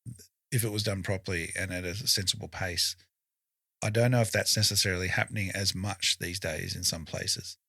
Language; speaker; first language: English; native; English